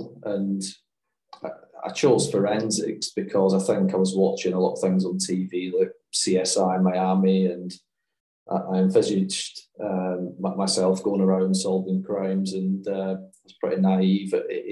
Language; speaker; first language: English; native; English